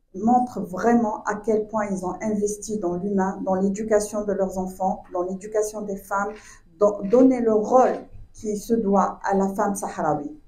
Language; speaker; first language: French; non-native, local second language; Arabic